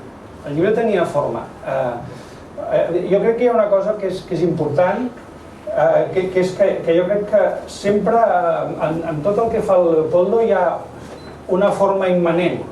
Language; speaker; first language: Catalan; native; Catalan